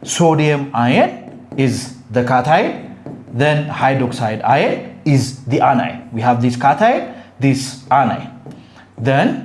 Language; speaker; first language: English; non-native, local second language; Amharic